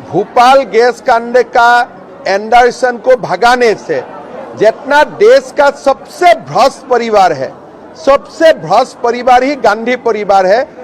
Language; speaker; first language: Hindi; non-native, local second language; Assamese